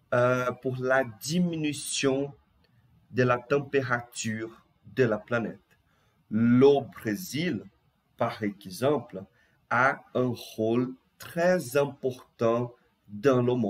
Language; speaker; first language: French; non-native, fluent; Portuguese